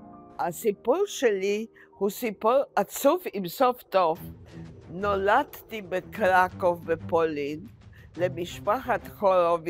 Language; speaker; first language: Hebrew; non-native, fluent; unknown